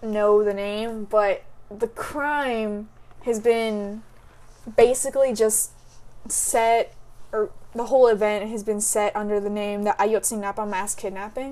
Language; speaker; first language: English; native; English